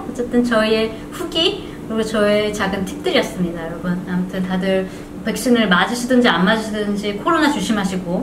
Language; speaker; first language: Korean; early bilingual, heritage; Korean